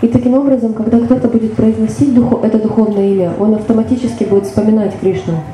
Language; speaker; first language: Russian; native; Russian